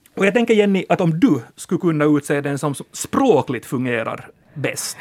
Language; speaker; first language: Swedish; native; Swedish